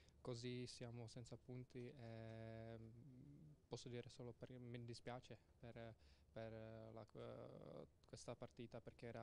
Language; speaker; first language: Italian; non-native, learner; Czech